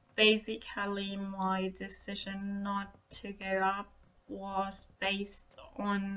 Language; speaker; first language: English; non-native, fluent; German